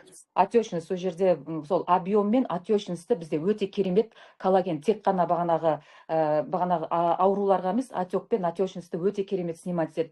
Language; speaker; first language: Kazakh; native; Kazakh